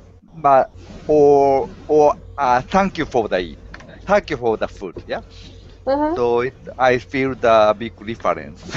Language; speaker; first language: English; non-native, learner; Japanese